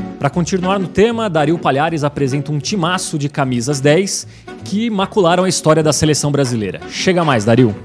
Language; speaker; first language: Portuguese; native; Portuguese